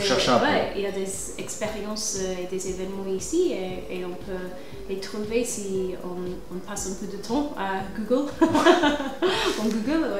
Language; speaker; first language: French; non-native, fluent; English